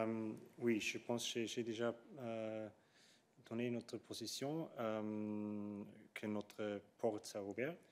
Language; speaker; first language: French; non-native, fluent; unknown